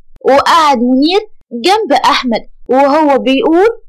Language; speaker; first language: Arabic; native; Arabic